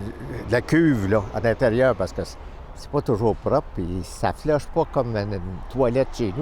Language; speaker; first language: French; native; French